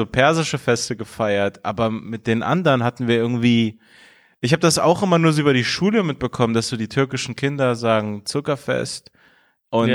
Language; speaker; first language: German; early bilingual, other home language; Persian